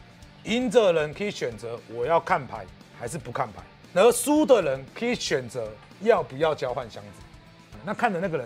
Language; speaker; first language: Chinese; native; Chinese